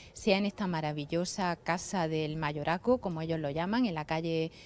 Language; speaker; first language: Spanish; native; Spanish